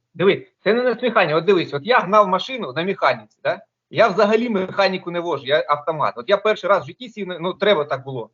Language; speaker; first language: Ukrainian; non-native, local second language; Russian